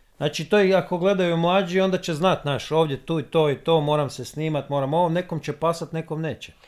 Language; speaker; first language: Croatian; native; Croatian